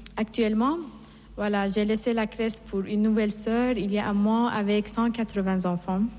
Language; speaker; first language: French; non-native, fluent; Persian